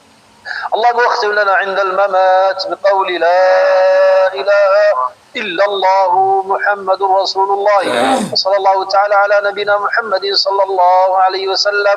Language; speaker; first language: Arabic; non-native, fluent; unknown